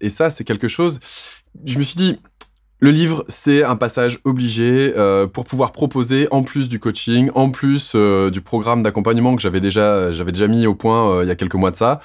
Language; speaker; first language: French; native; French